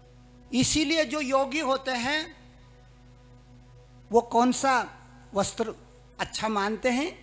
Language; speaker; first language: Hindi; native; Hindi